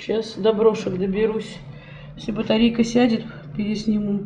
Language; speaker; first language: Russian; native; Russian